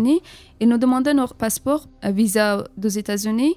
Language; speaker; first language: French; non-native, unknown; Persian